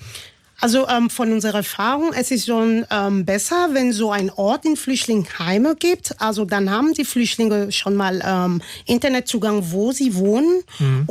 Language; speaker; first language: German; non-native, fluent; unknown